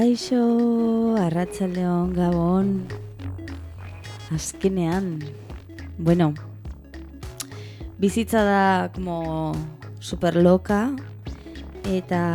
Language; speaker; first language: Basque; non-native, local second language; Spanish